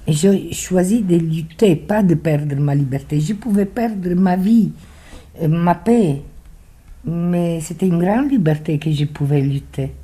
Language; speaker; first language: French; non-native, fluent; Italian